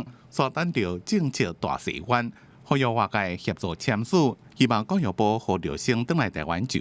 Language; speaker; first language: Chinese; native; Chinese